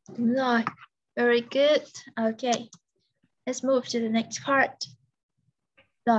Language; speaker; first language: English; non-native, fluent; Vietnamese